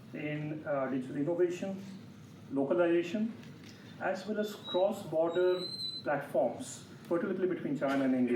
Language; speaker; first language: English; non-native, local second language; Bangla